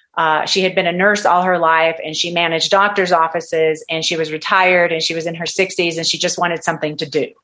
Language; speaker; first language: English; native; English